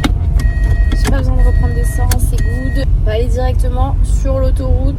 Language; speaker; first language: French; native; French